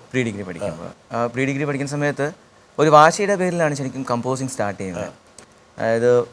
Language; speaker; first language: Malayalam; native; Malayalam